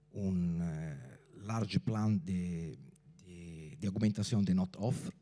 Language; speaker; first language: French; non-native, fluent; Italian